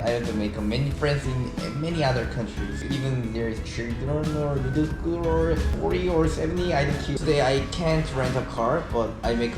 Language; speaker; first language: English; non-native, learner; Korean